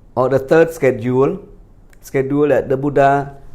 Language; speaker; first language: English; non-native, fluent; Khmer